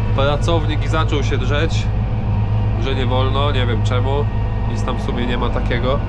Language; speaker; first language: Polish; native; Polish